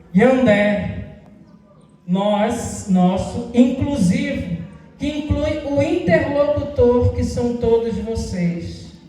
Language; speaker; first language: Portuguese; native; Portuguese